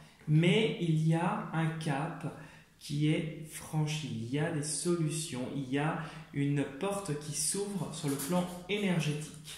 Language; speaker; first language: French; native; French